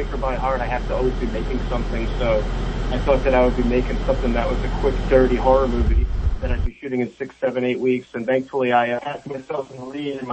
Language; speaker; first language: English; native; English